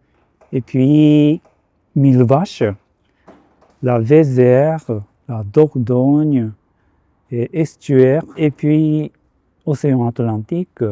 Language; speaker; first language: French; non-native, fluent; Japanese